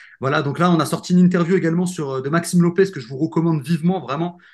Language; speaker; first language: French; native; French